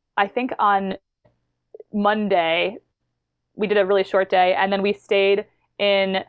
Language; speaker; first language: English; native; English